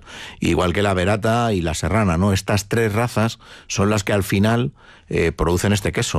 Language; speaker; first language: Spanish; native; Spanish